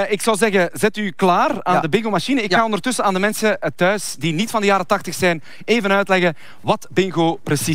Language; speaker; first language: Dutch; native; Dutch